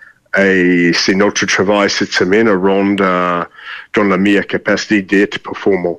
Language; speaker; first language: French; non-native, fluent; English